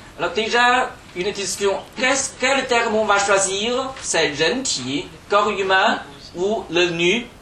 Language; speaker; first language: French; non-native, fluent; Chinese